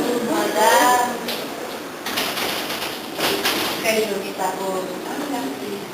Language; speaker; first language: French; non-native, learner; Spanish